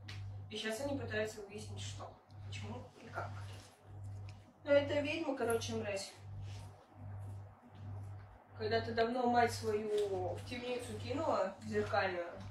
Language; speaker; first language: Russian; native; Russian